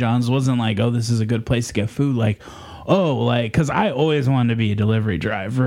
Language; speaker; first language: English; native; English